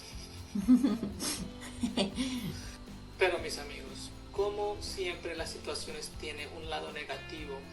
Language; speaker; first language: Spanish; non-native, fluent; Hindi